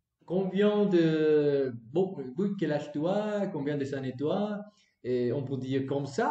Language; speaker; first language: French; non-native, learner; Spanish